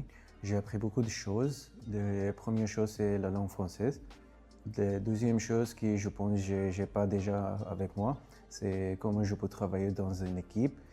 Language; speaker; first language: French; non-native, learner; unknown